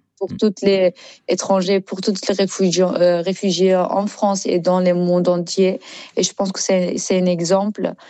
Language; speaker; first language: French; non-native, learner; Persian